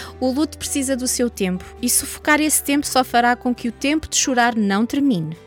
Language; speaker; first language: Portuguese; native; Portuguese